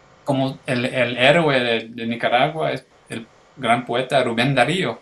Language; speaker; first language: Spanish; early bilingual, heritage; English